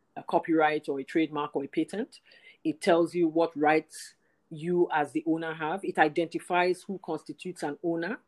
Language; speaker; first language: English; non-native, local second language; Yoruba